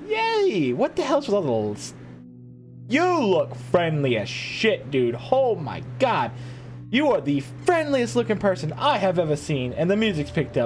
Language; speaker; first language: English; native; English